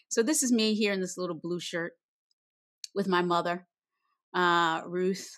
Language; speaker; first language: English; native; English